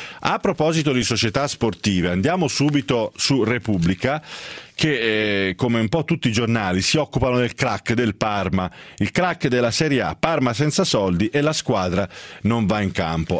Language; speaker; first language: Italian; native; Italian